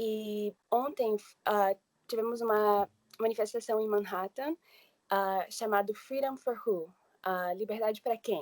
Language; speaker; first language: Portuguese; early bilingual, heritage; English